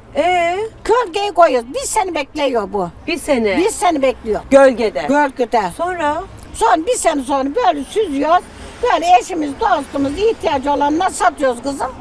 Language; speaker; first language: Turkish; native; Turkish